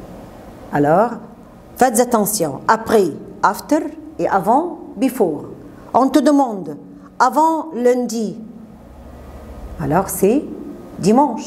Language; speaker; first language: French; non-native, fluent; Arabic